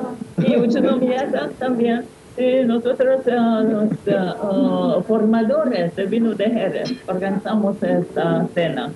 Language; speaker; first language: Spanish; non-native, learner; Japanese